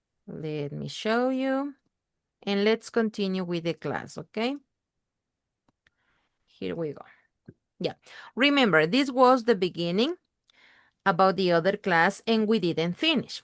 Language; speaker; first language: English; non-native, learner; Spanish